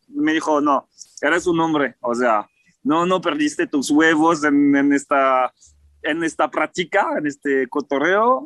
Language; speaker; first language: Spanish; non-native, fluent; French